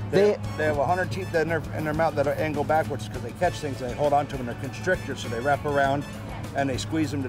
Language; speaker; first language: English; native; English